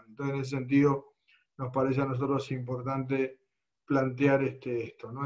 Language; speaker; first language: Spanish; native; Spanish